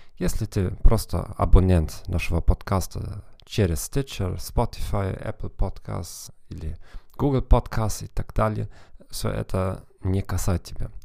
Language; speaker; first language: Russian; non-native, fluent; German